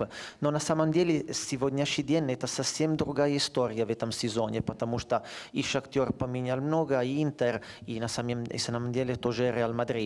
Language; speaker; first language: Russian; non-native, fluent; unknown